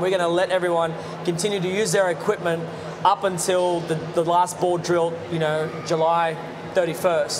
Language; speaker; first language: English; native; English